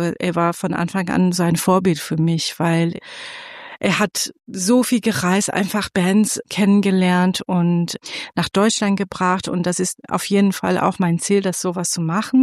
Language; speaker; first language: German; non-native, fluent; Persian